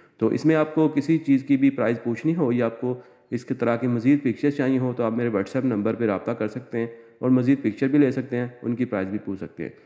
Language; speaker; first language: Urdu; non-native, local second language; Punjabi